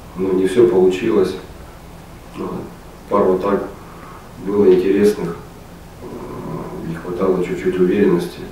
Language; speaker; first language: Russian; native; Russian